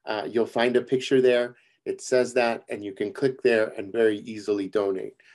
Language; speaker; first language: English; early bilingual, other home language; Spanish